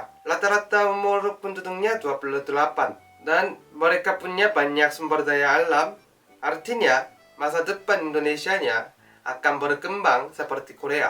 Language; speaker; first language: Indonesian; non-native, learner; Korean